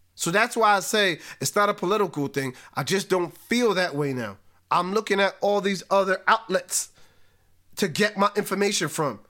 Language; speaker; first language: English; native; English